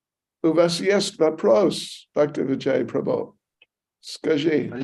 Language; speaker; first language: Russian; non-native, learner; English